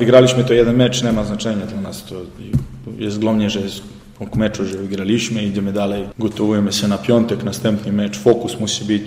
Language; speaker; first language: Polish; non-native, learner; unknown